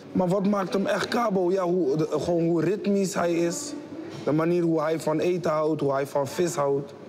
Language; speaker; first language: Dutch; early bilingual, other home language; Kabuverdianu